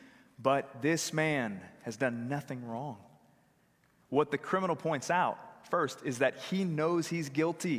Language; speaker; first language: English; native; English